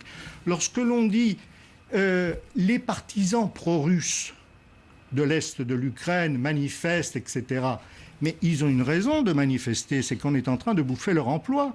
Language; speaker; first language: French; native; French